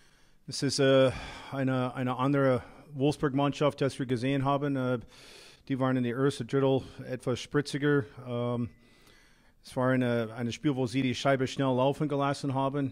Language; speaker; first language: German; non-native, fluent; English